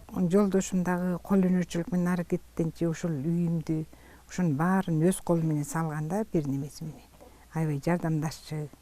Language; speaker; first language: Kyrgyz; native; Kyrgyz